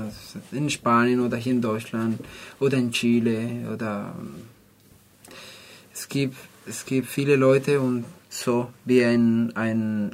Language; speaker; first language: German; non-native, learner; Spanish